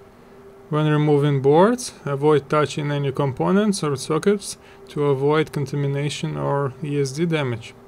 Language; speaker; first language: English; non-native, fluent; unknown